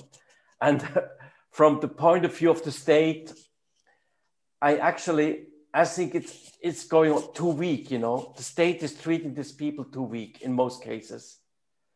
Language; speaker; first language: English; non-native, fluent; German